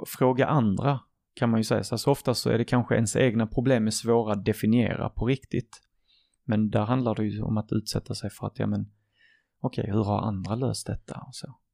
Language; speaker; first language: Swedish; early bilingual, other home language; Arabic